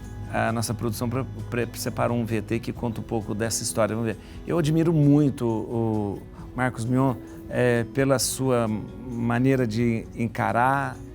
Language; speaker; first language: Portuguese; native; Portuguese